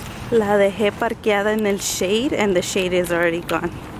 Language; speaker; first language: English; early bilingual, other home language; Spanish